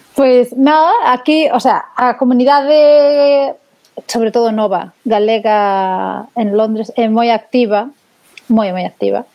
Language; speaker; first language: Galician; native; Galician